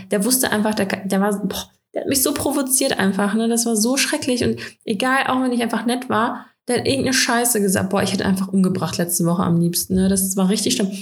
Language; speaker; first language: German; early bilingual, other home language; Russian